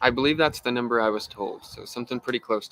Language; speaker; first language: English; native; English